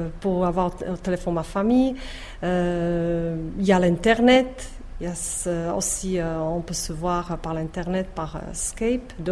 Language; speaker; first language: French; non-native, fluent; Czech